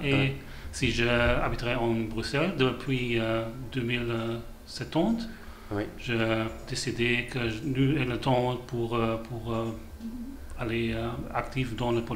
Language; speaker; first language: French; non-native, learner; German